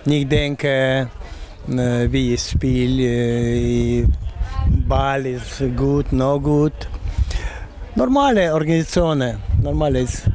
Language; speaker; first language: German; non-native, learner; Russian